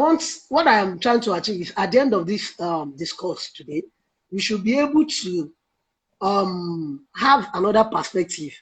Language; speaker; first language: English; non-native, local second language; Yoruba